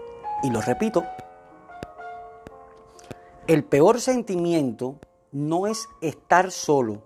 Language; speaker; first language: Spanish; native; Spanish